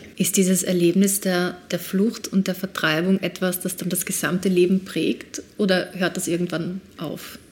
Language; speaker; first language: German; native; German